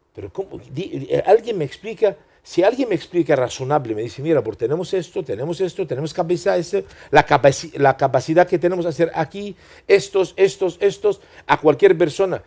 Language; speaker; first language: Spanish; non-native, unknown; Arabic